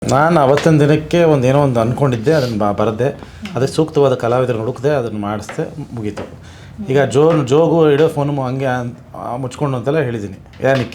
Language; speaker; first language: Kannada; native; Kannada